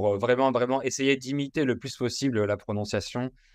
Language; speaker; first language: French; native; French